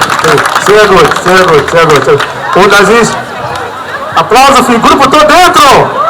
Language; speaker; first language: German; non-native, learner; Portuguese